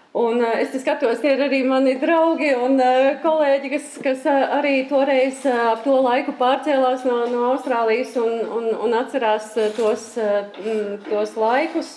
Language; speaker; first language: Latvian; early bilingual, heritage; Latvian